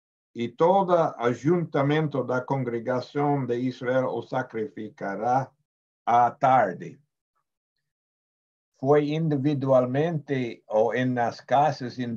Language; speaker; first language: Portuguese; non-native, fluent; Spanish